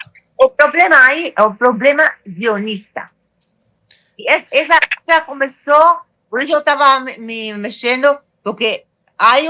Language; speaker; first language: Portuguese; non-native, fluent; Arabic